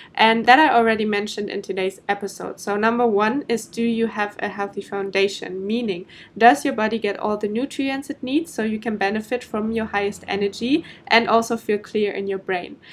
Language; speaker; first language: English; non-native, fluent; German